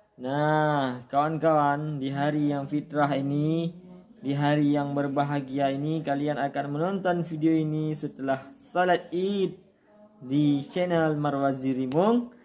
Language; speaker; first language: Malay; non-native, local second language; Achinese